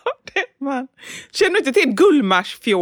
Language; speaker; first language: Swedish; native; Swedish